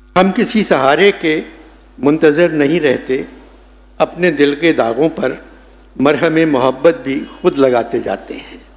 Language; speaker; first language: Urdu; native; Urdu